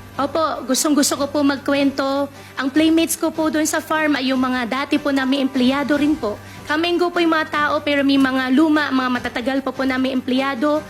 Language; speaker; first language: Filipino; native; Filipino